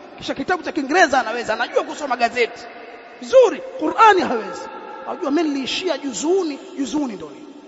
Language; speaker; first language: Swahili; native; Swahili